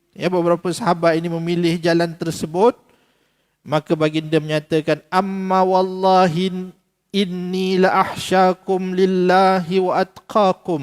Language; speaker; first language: Malay; native; Malay